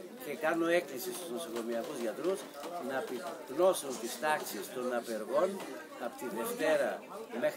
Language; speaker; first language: Greek; native; Greek